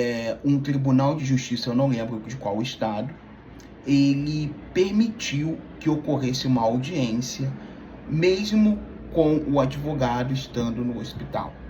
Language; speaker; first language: Portuguese; native; Portuguese